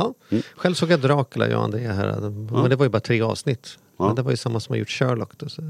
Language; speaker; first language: Swedish; native; Swedish